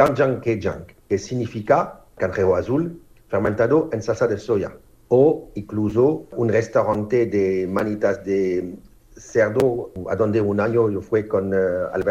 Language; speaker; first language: Spanish; non-native, fluent; French